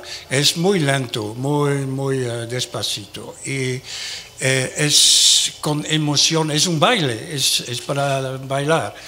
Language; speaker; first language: Spanish; non-native, learner; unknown